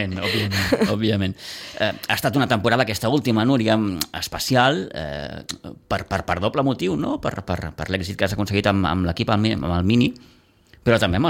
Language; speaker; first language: Catalan; native; Catalan